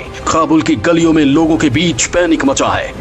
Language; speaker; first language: Hindi; native; Hindi